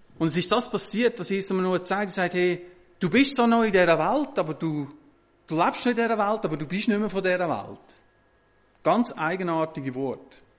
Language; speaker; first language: German; native; German